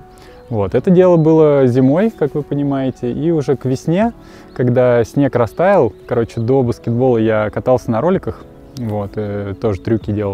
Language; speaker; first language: Russian; native; Russian